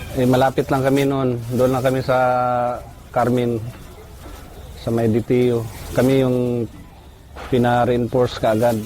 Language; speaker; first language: Filipino; non-native, local second language; Cebuano